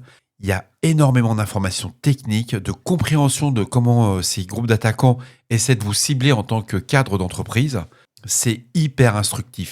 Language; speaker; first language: French; native; French